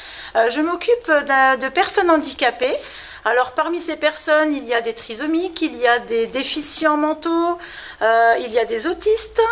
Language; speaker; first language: French; native; French